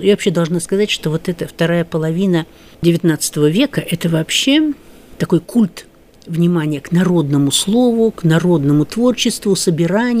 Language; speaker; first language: Russian; native; Russian